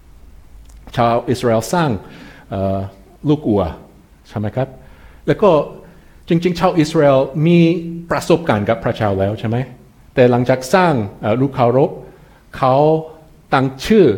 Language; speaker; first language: Thai; non-native, fluent; English